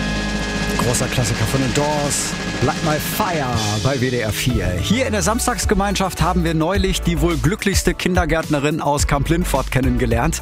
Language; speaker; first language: German; native; German